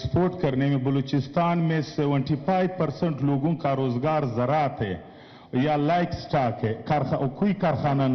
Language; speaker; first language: Hindi; non-native, local second language; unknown